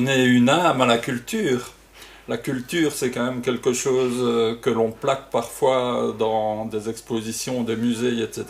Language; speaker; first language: French; native; French